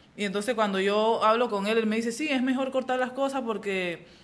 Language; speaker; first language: Spanish; native; Spanish